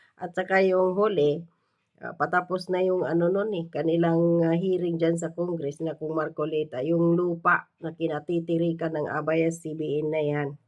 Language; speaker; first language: Filipino; native; Filipino